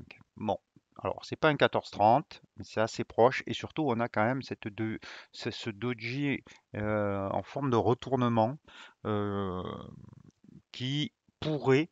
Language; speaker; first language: French; native; French